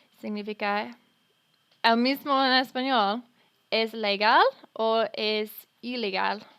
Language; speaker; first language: Spanish; non-native, fluent; English